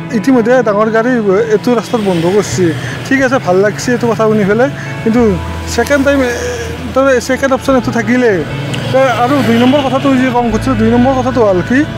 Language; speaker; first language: Assamese; non-native, local second language; Bangla